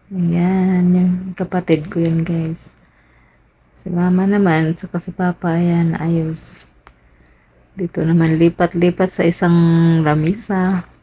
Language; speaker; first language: Filipino; non-native, local second language; Cebuano